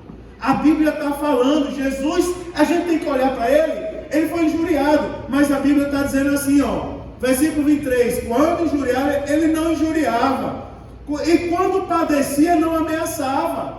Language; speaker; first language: Portuguese; native; Portuguese